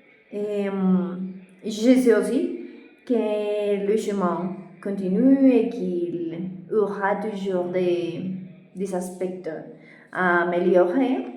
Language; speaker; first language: French; non-native, fluent; Spanish